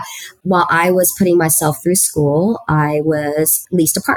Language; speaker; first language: English; early bilingual, other home language; Spanish